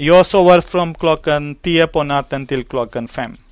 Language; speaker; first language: Swedish; non-native, learner; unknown